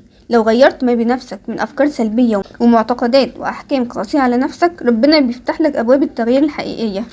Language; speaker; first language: Arabic; native; Arabic